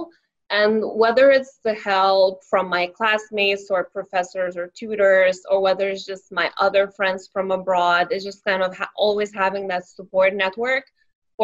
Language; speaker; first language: English; non-native, fluent; Lithuanian